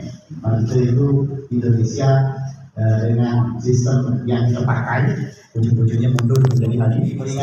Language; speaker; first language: Malay; native; Malay